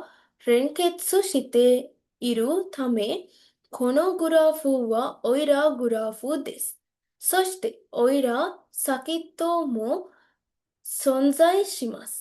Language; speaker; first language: Japanese; non-native, learner; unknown